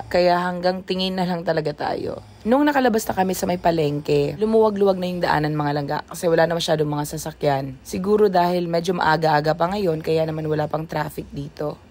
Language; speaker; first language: Filipino; non-native, local second language; Cebuano